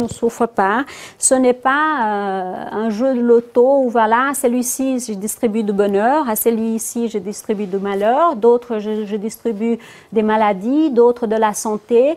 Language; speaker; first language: French; non-native, fluent; Portuguese